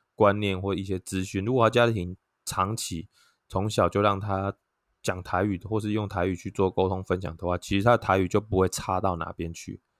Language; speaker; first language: Chinese; non-native, local second language; Min Nan Chinese